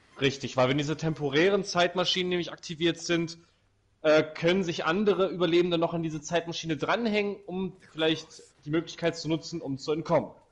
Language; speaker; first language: German; native; German